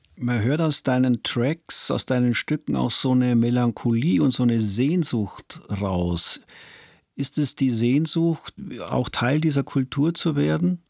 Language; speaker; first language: German; native; German